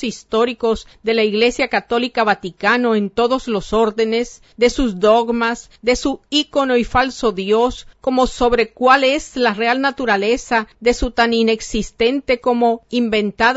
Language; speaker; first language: Spanish; native; Spanish